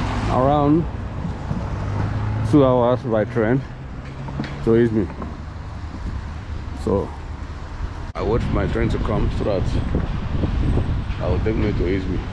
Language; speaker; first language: English; non-native, learner; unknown